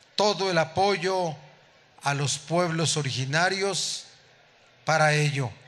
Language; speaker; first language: Spanish; native; Spanish